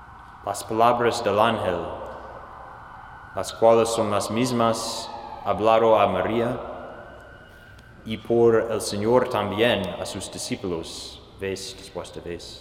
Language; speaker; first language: Spanish; non-native, fluent; English